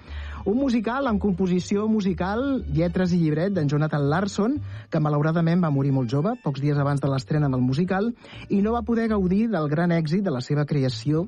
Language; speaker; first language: Catalan; native; Catalan